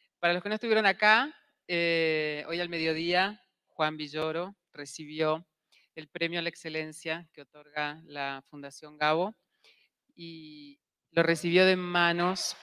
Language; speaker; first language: Spanish; native; Spanish